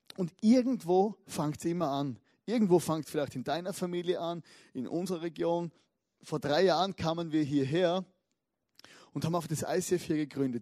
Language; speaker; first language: German; native; German